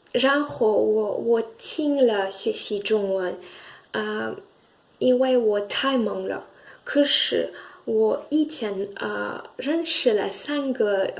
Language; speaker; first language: Chinese; non-native, learner; French